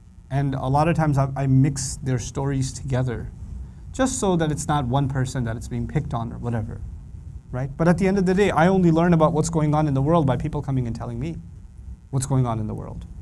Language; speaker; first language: English; native; English